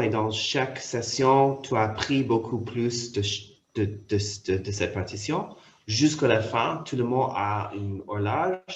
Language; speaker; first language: French; non-native, fluent; English